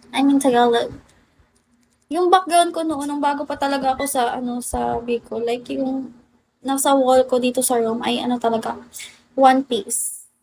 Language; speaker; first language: Filipino; non-native, local second language; Cebuano